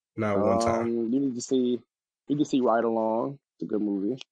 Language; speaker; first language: English; native; English